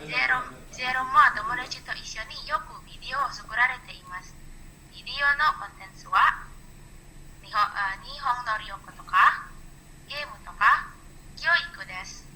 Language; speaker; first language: Japanese; non-native, learner; Indonesian